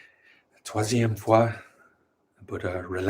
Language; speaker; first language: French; non-native, learner; English